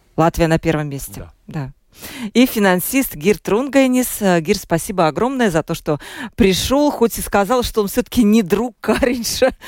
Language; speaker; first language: Russian; native; Russian